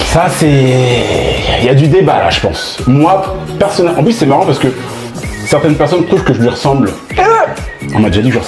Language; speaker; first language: French; native; French